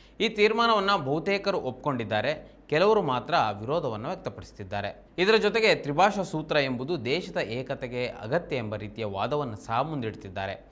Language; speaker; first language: Kannada; native; Kannada